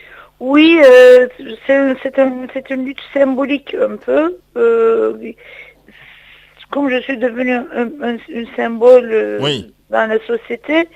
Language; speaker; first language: French; non-native, fluent; Turkish